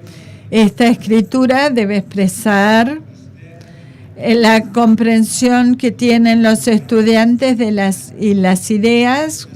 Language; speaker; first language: Spanish; non-native, fluent; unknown